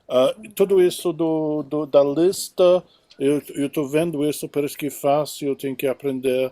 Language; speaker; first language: Portuguese; non-native, fluent; English